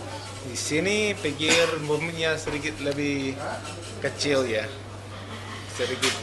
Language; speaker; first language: Indonesian; non-native, learner; English